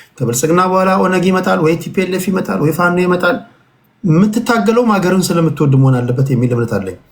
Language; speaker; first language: Amharic; native; Amharic